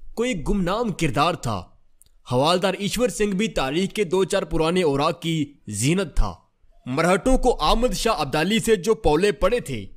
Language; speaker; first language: Urdu; native; Urdu